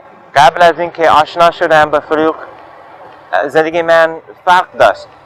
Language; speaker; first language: Persian; non-native, fluent; English